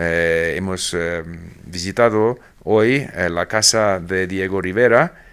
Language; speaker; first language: Spanish; non-native, fluent; English